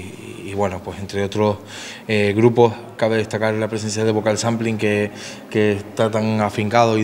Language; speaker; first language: Spanish; native; Spanish